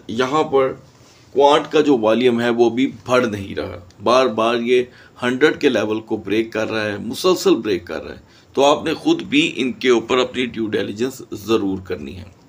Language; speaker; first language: Urdu; native; Urdu